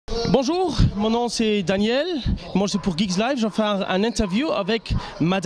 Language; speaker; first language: French; non-native, local second language; Luxembourgish